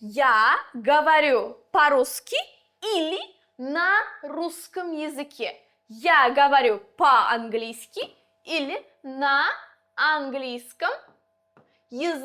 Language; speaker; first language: Russian; non-native, local second language; Uzbek